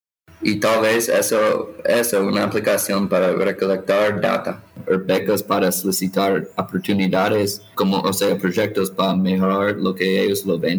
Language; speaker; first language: Spanish; non-native, fluent; English